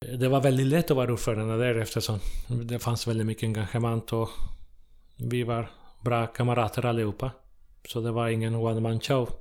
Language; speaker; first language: Swedish; non-native, fluent; Spanish